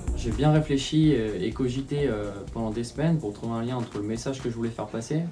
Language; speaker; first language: French; native; French